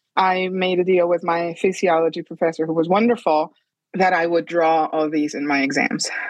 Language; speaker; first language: English; non-native, fluent; Spanish